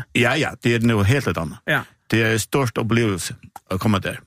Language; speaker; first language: Danish; non-native, local second language; Faroese